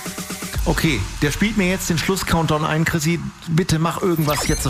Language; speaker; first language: German; native; German